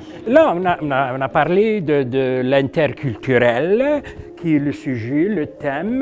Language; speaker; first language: French; non-native, local second language; Arabic